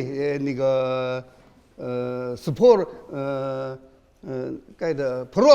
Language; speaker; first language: Russian; non-native, learner; Chinese